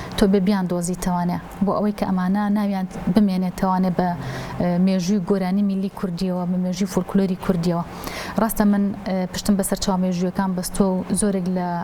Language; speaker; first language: Central Kurdish; non-native, local second language; Gurani